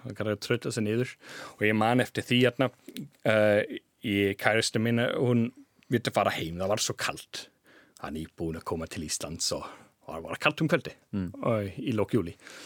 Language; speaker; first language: Icelandic; non-native, fluent; German